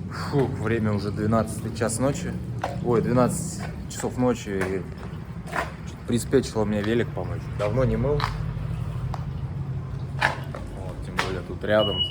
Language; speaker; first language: Russian; native; Russian